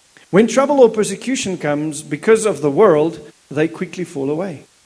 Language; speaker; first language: English; non-native, local second language; Afrikaans